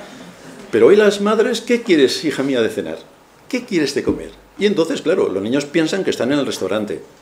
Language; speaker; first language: Spanish; native; Spanish